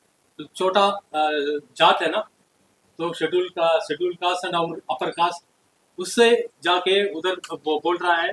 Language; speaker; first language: Hindi; non-native, learner; Tamil